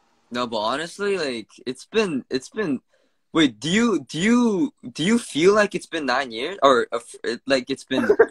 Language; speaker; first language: English; early bilingual, other home language; Korean